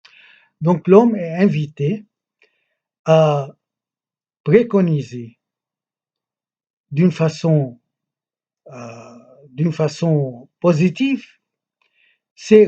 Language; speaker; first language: French; non-native, local second language; Arabic